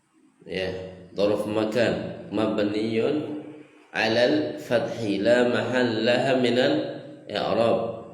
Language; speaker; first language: Arabic; non-native, fluent; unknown